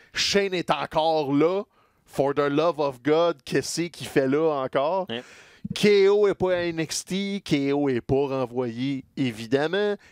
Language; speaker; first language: French; native; French